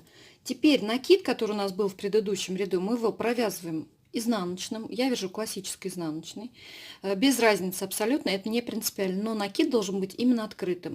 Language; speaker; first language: Russian; native; Russian